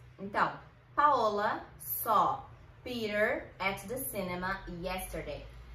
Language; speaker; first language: English; non-native, fluent; Portuguese